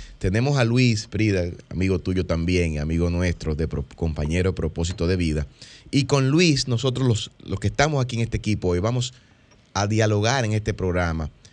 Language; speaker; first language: Spanish; native; Spanish